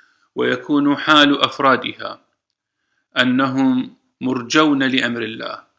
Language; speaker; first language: Arabic; native; Arabic